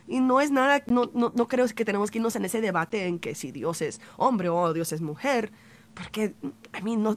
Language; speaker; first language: Spanish; early bilingual, heritage; Spanish